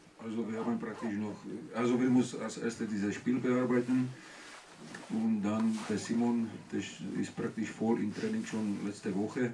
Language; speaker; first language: German; non-native, learner; Czech